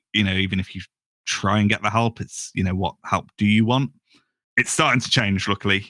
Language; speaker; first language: English; native; English